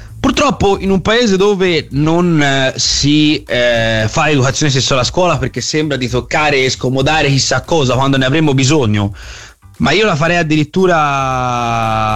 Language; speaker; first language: Italian; native; Italian